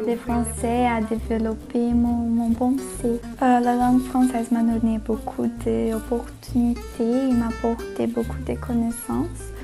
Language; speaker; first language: French; non-native, fluent; Portuguese